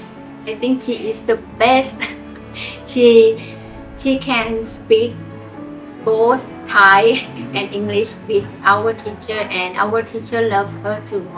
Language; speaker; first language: English; non-native, learner; Thai